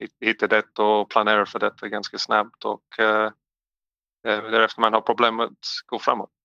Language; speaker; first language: Swedish; non-native, learner; English